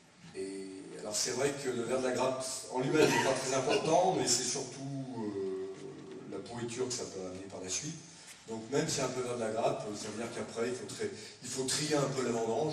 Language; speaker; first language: French; native; French